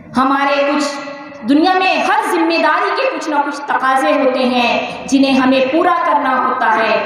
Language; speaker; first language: Urdu; native; Urdu